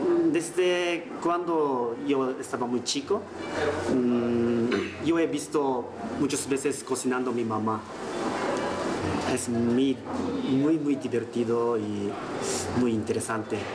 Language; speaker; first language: Spanish; non-native, learner; Japanese